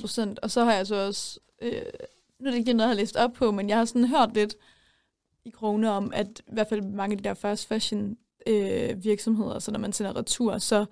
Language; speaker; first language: Danish; native; Danish